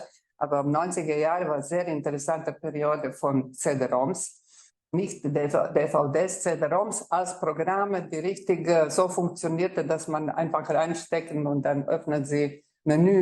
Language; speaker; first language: German; non-native, fluent; Croatian